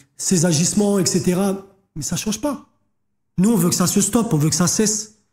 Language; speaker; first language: French; native; French